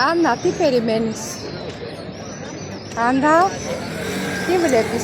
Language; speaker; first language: Greek; non-native, learner; Armenian